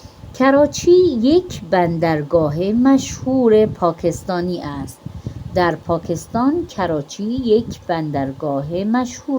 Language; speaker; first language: Persian; non-native, fluent; Urdu